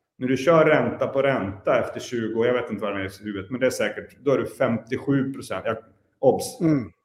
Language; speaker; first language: Swedish; native; Swedish